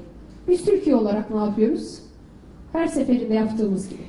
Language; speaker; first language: Turkish; native; Turkish